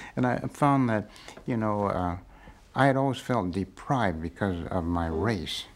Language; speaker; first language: English; native; English